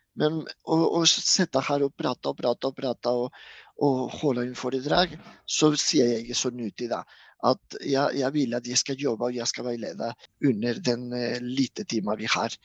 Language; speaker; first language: Norwegian; non-native, fluent; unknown